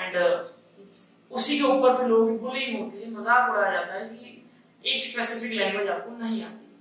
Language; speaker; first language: Hindi; native; Hindi